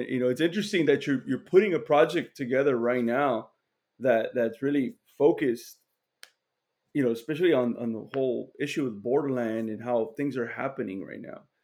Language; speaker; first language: English; early bilingual, other home language; Spanish